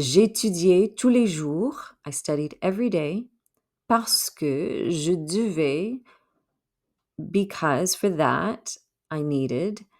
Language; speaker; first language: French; non-native, fluent; English